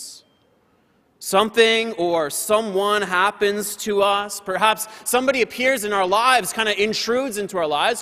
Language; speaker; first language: English; native; English